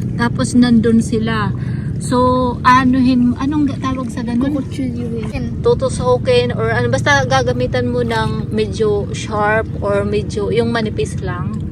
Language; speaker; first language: Filipino; non-native, local second language; Waray